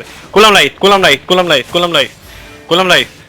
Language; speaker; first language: Hebrew; native; Hebrew